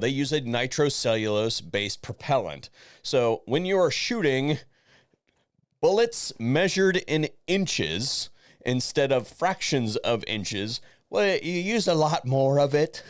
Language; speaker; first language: English; native; English